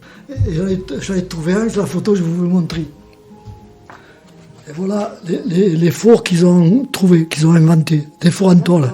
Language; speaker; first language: French; native; French